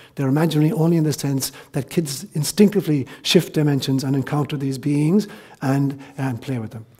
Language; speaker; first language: English; native; English